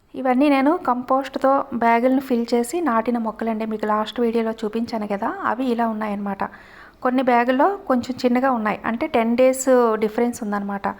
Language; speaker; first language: Telugu; native; Telugu